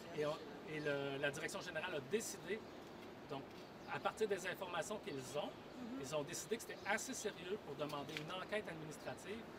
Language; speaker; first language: French; native; French